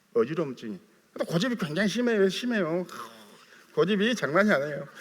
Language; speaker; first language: Korean; native; Korean